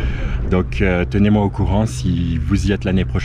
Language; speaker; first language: French; native; French